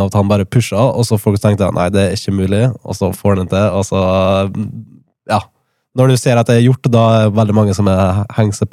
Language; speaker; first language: Norwegian; native; Norwegian